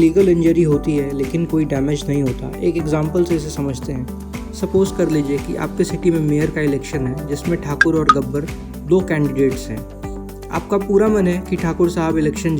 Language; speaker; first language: Hindi; native; Hindi